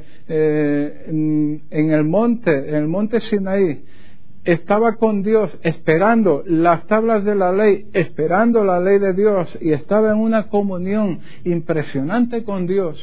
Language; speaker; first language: Spanish; native; Spanish